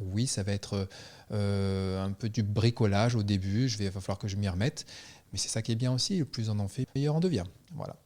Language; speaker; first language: French; native; French